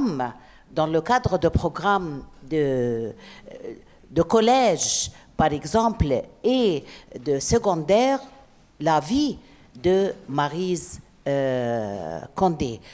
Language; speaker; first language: French; non-native, learner; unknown